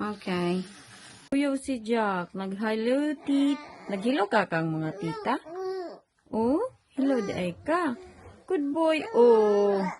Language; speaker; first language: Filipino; non-native, local second language; Cebuano